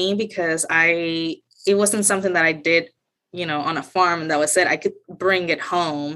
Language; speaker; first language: English; non-native, fluent; Spanish